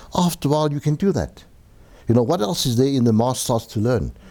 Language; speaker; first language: English; native; English